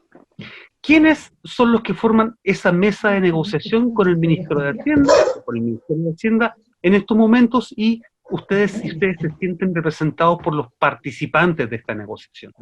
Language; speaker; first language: Spanish; native; Spanish